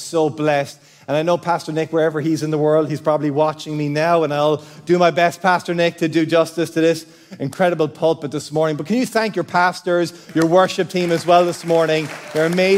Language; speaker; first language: English; native; English